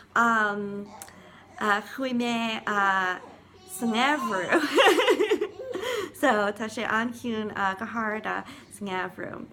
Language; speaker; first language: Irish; non-native, learner; English